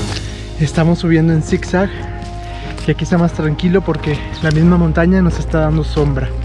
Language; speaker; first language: Spanish; native; Spanish